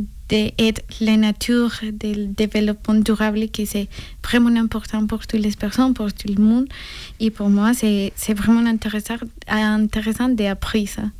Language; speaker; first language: French; non-native, learner; Spanish